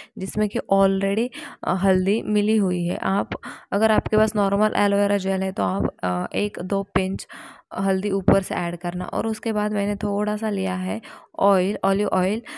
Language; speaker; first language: Hindi; non-native, local second language; Marathi